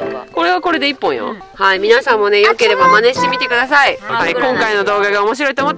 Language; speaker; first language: Japanese; native; Japanese